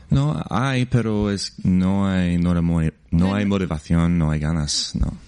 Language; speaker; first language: Spanish; non-native, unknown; English